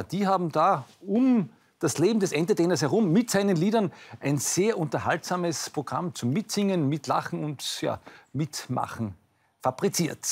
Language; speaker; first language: German; native; German